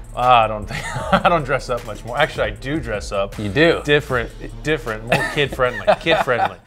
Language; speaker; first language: English; native; English